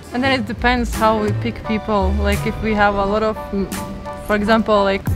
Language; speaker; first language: English; non-native, fluent; Latvian